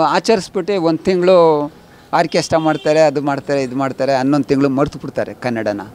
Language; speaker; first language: Kannada; non-native, local second language; Urdu